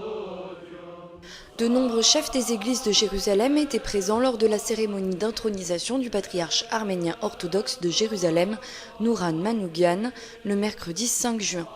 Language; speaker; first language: French; native; French